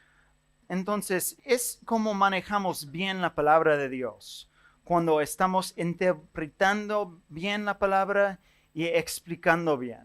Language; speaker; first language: Spanish; non-native, fluent; English